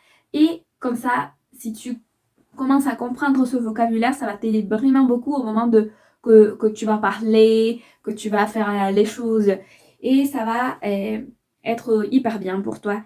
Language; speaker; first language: French; non-native, fluent; Spanish